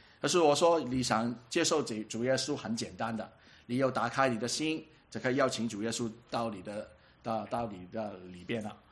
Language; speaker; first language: Chinese; non-native, local second language; Cantonese